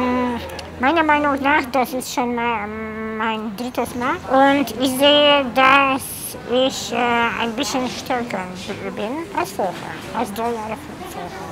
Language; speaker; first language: German; non-native, fluent; Polish